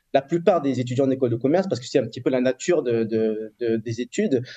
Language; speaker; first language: French; native; French